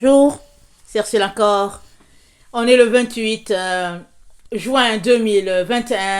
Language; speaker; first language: French; native; French